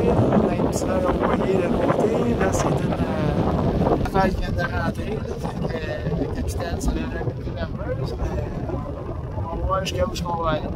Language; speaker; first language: French; native; French